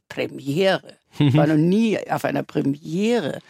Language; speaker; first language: German; native; German